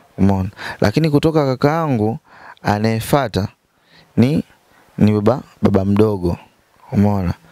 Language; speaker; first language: Swahili; native; Swahili